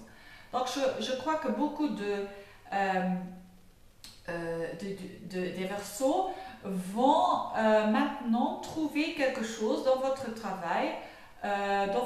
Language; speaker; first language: French; non-native, fluent; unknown